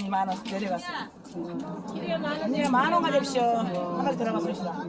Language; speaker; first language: Korean; native; Korean